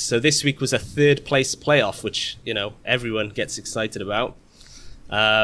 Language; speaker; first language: English; native; English